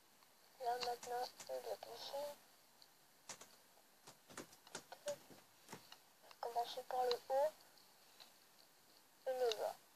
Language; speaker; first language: French; early bilingual, other home language; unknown